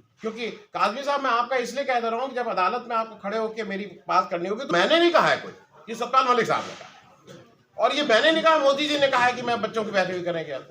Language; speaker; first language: Hindi; native; Hindi